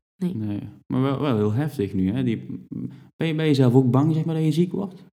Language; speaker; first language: Dutch; native; Dutch